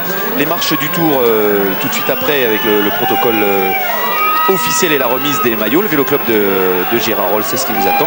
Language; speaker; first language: French; native; French